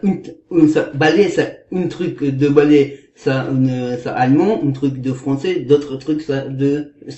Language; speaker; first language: French; non-native, learner; Kazakh